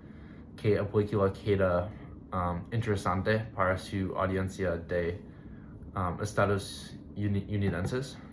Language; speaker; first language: Spanish; non-native, learner; English